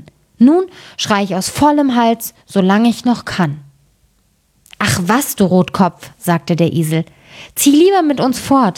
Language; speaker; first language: German; native; German